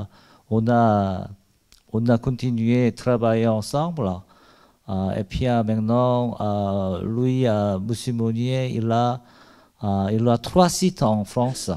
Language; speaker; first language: French; non-native, learner; Korean